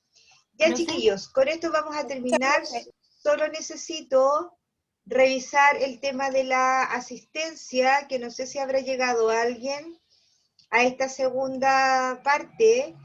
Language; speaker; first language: Spanish; native; Spanish